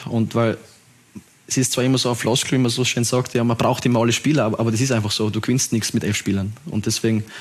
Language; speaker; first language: German; native; German